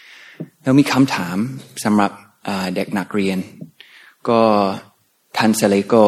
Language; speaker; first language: Thai; non-native, fluent; English